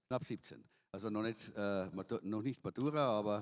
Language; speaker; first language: German; native; German